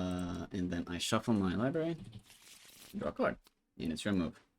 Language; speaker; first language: English; native; English